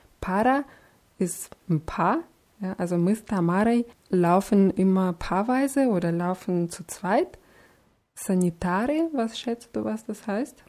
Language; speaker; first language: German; non-native, fluent; Russian